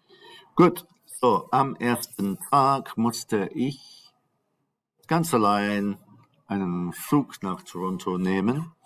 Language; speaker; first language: German; non-native, fluent; English